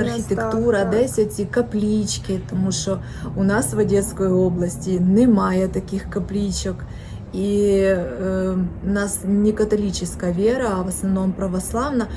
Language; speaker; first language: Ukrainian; non-native, local second language; Russian